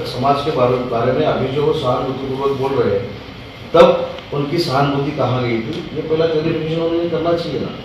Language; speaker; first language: Hindi; non-native, local second language; Marathi